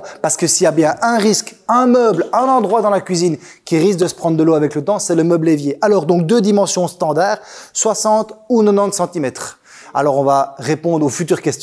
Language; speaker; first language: French; native; French